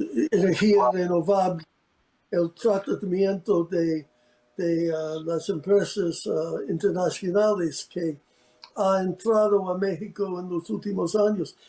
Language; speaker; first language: Spanish; non-native, fluent; English